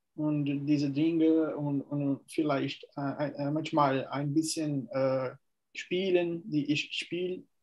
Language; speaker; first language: German; non-native, fluent; Portuguese